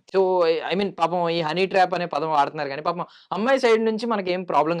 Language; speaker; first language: Telugu; native; Telugu